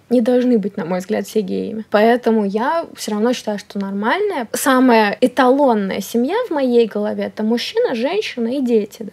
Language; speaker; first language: Russian; native; Russian